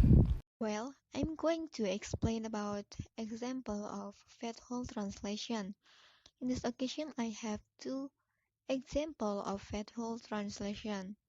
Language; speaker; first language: English; non-native, learner; Indonesian